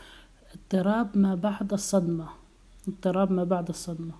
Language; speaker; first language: Arabic; native; Arabic